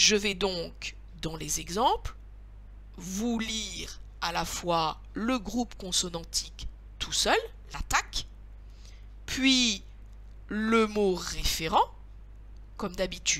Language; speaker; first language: French; native; French